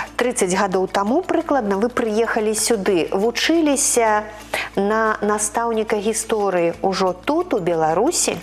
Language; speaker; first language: Belarusian; native; Belarusian